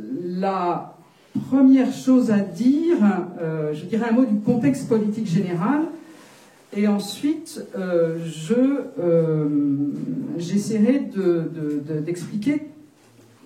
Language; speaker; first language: French; native; French